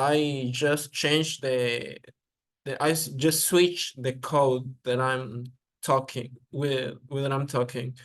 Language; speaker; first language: English; non-native, learner; Spanish